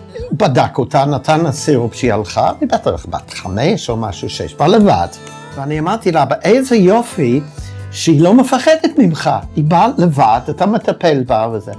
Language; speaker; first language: Hebrew; non-native, fluent; English